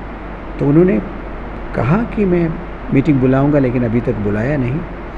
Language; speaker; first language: Hindi; native; Hindi